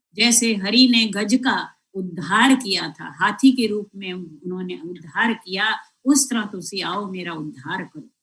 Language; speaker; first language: Hindi; non-native, local second language; Punjabi